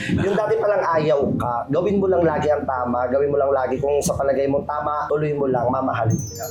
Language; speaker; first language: Filipino; native; Filipino